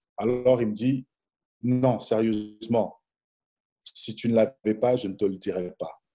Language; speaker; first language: French; non-native, local second language; Lingala